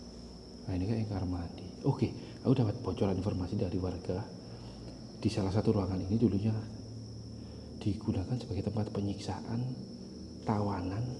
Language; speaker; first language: Indonesian; native; Indonesian